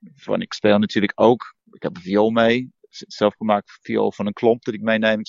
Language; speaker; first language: Dutch; early bilingual, heritage; Dutch